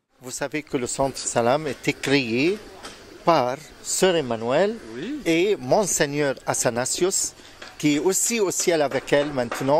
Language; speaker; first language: French; non-native, fluent; Arabic